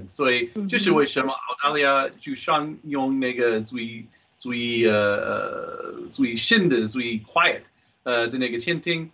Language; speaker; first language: Chinese; non-native, fluent; English